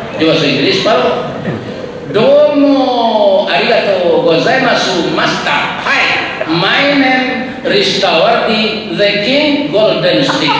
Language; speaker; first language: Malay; non-native, local second language; Minangkabau